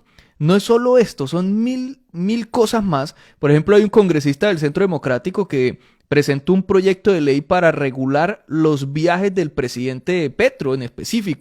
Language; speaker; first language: Spanish; native; Spanish